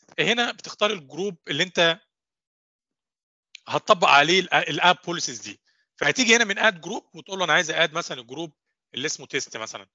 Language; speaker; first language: Arabic; native; Arabic